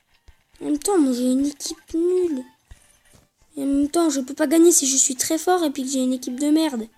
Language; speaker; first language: French; native; French